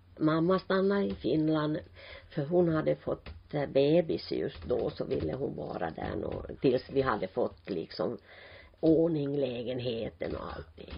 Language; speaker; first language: Swedish; non-native, local second language; Finnish